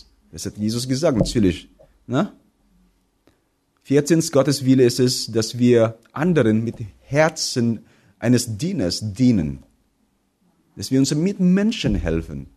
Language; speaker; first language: German; non-native, fluent; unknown